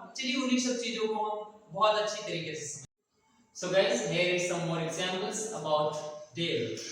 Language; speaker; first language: Hindi; native; Hindi